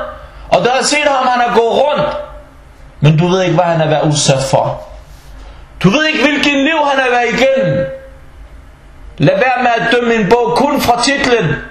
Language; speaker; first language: Danish; early bilingual, other home language; Arabic